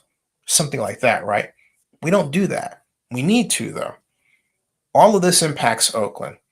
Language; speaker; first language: English; native; English